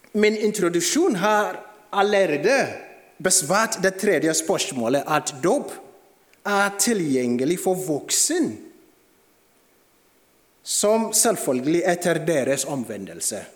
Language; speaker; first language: Norwegian; non-native, fluent; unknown